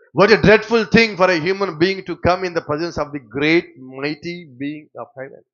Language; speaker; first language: English; non-native, local second language; Telugu